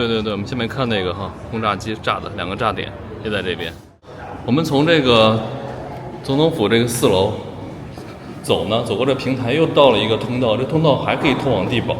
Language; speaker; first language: Chinese; native; Chinese